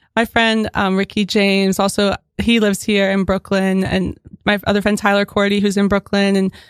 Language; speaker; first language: English; native; English